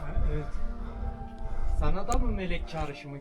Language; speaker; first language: Turkish; native; Turkish